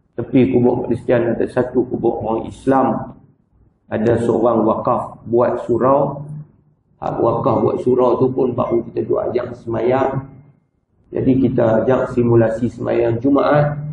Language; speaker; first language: Malay; native; Malay